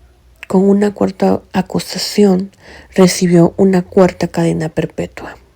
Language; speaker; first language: Spanish; native; Spanish